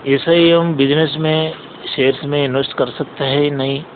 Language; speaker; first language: Hindi; non-native, local second language; Telugu